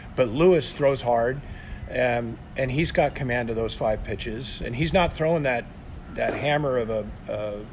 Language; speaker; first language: English; native; English